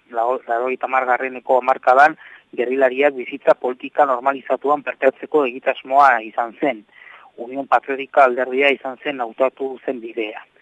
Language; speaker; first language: Basque; native; Basque